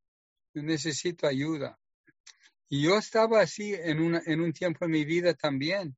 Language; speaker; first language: Spanish; non-native, fluent; English